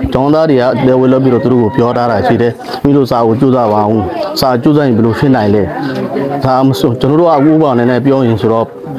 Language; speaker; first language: Burmese; non-native, local second language; Rohingya